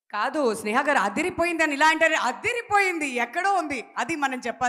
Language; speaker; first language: Telugu; native; Telugu